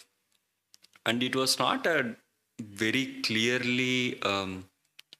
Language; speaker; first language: English; non-native, local second language; Malayalam